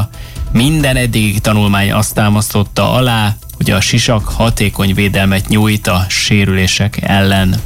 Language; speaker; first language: Hungarian; native; Hungarian